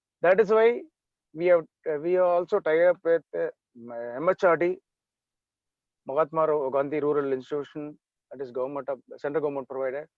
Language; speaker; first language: English; non-native, local second language; Tamil